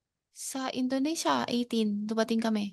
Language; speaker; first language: Filipino; non-native, learner; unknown